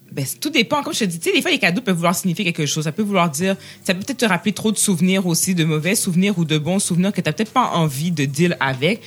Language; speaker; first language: French; native; French